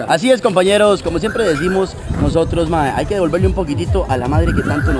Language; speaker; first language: Spanish; native; Spanish